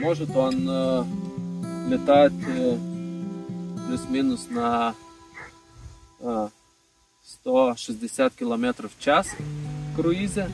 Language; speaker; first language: Russian; non-native, fluent; Lithuanian